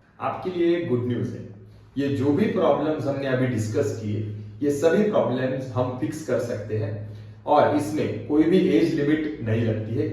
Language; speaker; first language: Hindi; non-native, local second language; Marathi